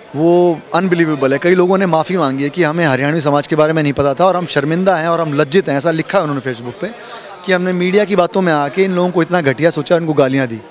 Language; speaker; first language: Hindi; native; Hindi